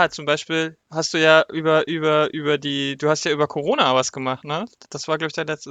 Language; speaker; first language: German; native; German